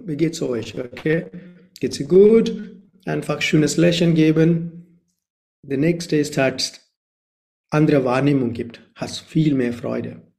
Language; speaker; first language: German; non-native, learner; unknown